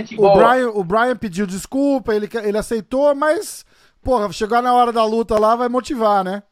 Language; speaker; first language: Portuguese; native; Portuguese